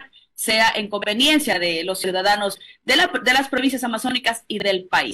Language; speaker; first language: Spanish; native; Spanish